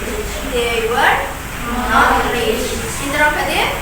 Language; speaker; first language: English; non-native, fluent; Indonesian